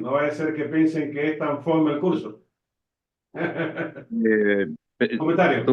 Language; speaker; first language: Spanish; native; Spanish